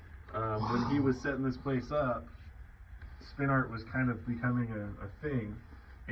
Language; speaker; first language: English; native; English